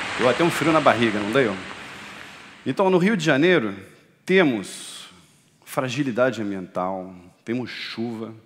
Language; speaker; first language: Portuguese; non-native, fluent; French